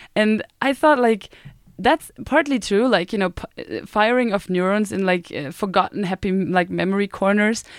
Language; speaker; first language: English; non-native, fluent; German